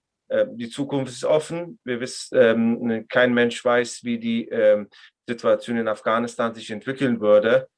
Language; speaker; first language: German; non-native, fluent; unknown